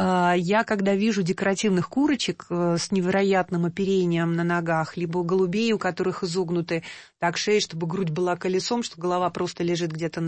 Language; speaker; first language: Russian; native; Russian